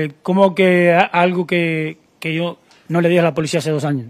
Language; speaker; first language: Spanish; native; Spanish